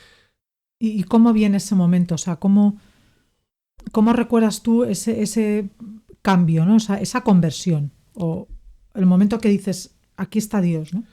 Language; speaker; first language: Spanish; native; Spanish